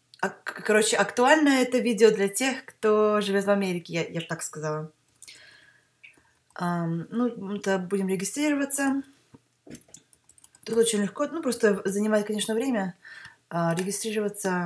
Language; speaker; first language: Russian; early bilingual, heritage; Russian